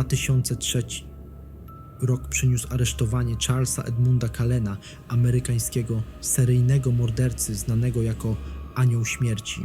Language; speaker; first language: Polish; native; Polish